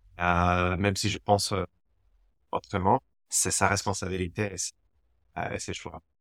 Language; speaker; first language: French; non-native, fluent; Slovak